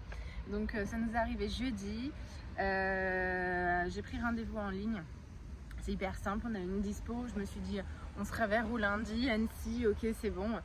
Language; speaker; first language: French; native; French